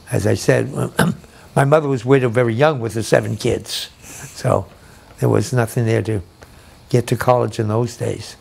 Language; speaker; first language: English; native; English